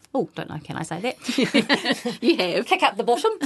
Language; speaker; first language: English; native; English